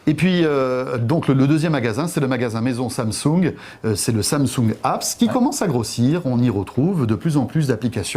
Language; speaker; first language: French; native; French